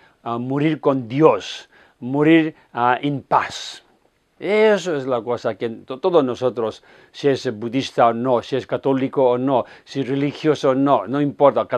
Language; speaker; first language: Spanish; non-native, fluent; Tibetan